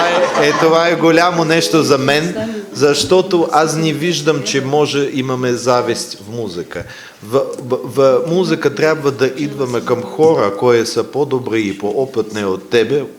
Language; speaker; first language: Bulgarian; non-native, fluent; Russian